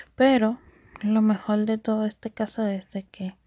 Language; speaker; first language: Spanish; native; Spanish